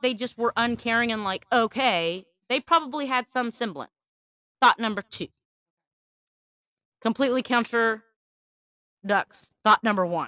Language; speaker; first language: English; native; English